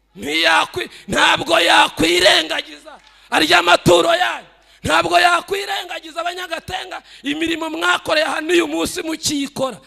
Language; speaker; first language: Kinyarwanda; native; Kinyarwanda